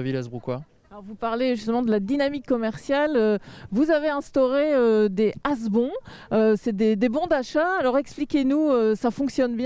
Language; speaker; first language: French; native; French